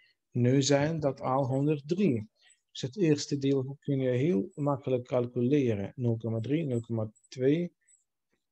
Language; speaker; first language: Dutch; non-native, fluent; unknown